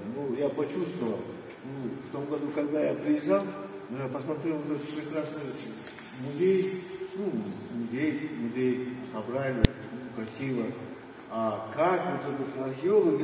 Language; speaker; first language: Russian; non-native, local second language; Kyrgyz